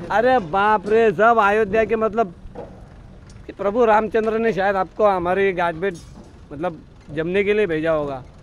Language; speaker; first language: Hindi; non-native, local second language; Marathi